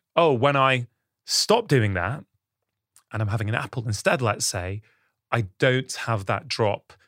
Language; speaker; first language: English; early bilingual, other home language; Hindi